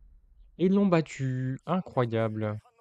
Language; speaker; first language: French; native; French